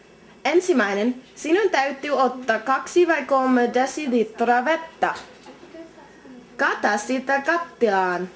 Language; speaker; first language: Finnish; non-native, learner; English